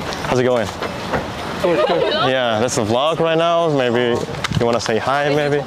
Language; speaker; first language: English; non-native, fluent; Indonesian